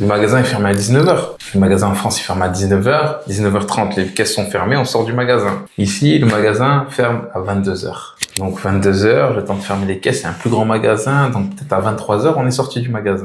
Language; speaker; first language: French; native; French